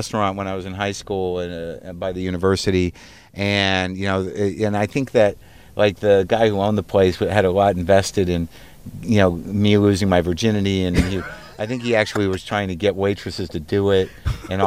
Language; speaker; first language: English; native; English